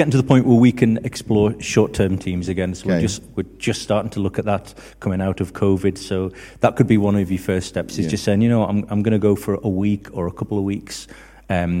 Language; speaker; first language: English; native; English